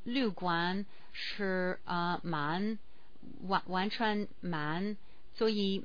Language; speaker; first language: Chinese; non-native, learner; English